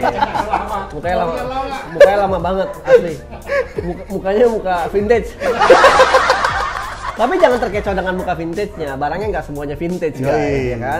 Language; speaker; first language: Indonesian; native; Indonesian